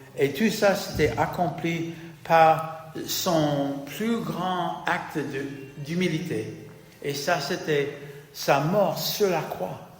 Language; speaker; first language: French; non-native, fluent; English